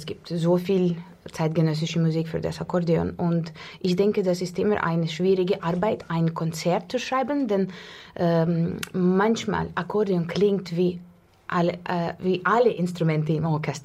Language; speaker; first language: German; non-native, learner; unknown